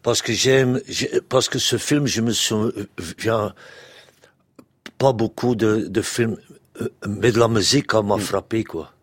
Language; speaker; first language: French; non-native, local second language; Dutch